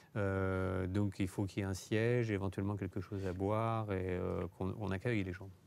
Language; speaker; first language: French; native; French